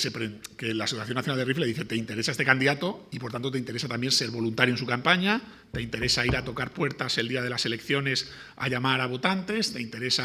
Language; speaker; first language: Spanish; native; Spanish